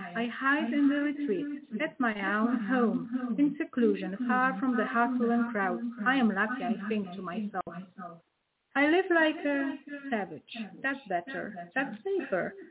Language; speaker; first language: English; non-native, fluent; Polish